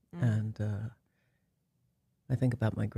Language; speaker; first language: English; native; English